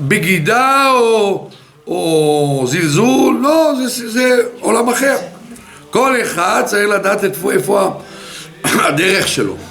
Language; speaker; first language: Hebrew; non-native, fluent; French